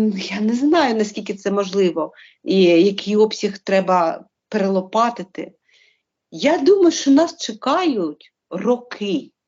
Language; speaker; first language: Ukrainian; native; Ukrainian